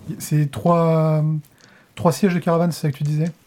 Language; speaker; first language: French; native; French